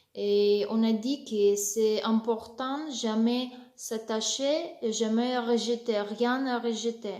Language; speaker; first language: French; non-native, learner; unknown